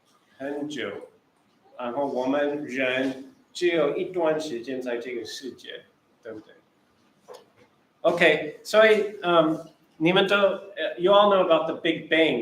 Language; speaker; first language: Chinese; early bilingual, heritage; Chinese